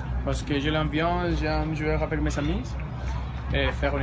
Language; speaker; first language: French; non-native, learner; Spanish